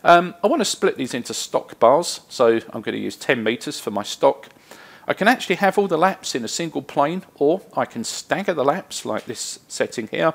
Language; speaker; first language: English; native; English